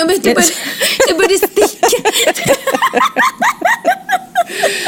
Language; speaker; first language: Swedish; native; Swedish